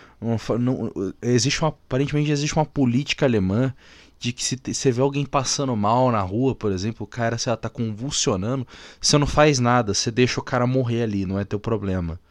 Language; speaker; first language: Portuguese; native; Portuguese